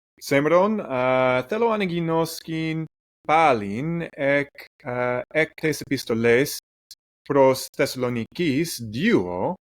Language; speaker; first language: Greek; non-native, fluent; English